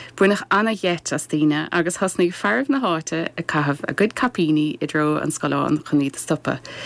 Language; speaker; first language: Irish; native; Irish